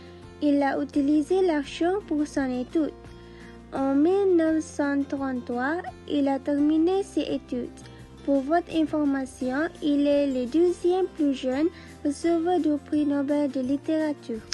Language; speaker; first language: French; non-native, learner; Malay